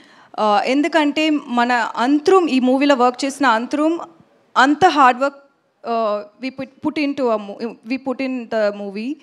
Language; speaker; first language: Telugu; non-native, local second language; Tamil